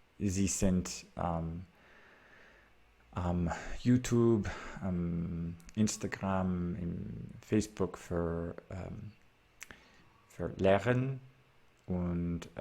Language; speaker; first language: German; non-native, learner; English